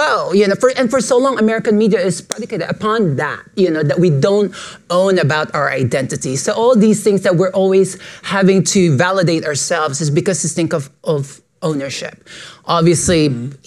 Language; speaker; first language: English; non-native, local second language; Filipino